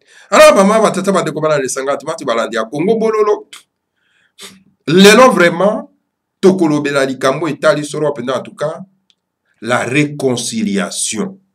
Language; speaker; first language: French; non-native, local second language; Lingala